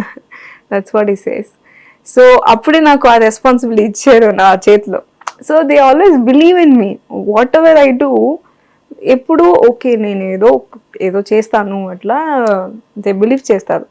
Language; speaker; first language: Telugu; non-native, learner; Tamil